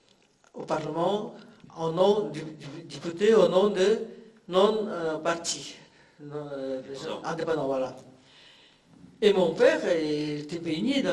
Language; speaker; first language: French; non-native, fluent; Indonesian